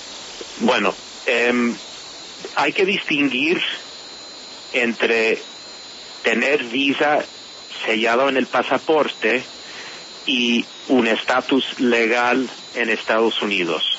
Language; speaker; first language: Spanish; non-native, fluent; English